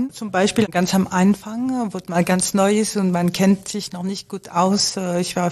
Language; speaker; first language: German; non-native, fluent; French